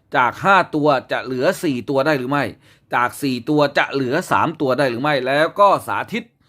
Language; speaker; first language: Thai; native; Thai